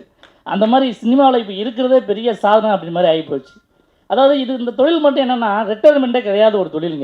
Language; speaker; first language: Tamil; native; Tamil